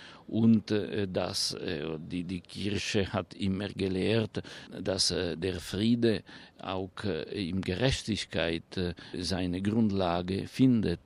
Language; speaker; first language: German; non-native, fluent; Italian